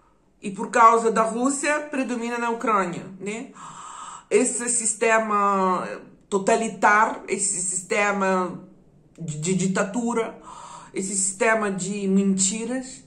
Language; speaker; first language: Portuguese; non-native, fluent; Ukrainian